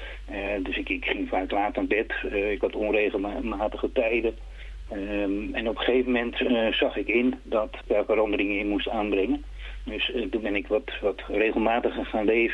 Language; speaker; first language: Dutch; native; Dutch